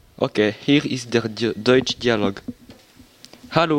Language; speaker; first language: German; non-native, learner; French